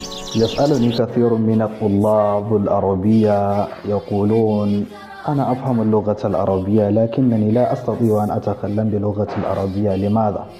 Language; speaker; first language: Arabic; non-native, fluent; Hausa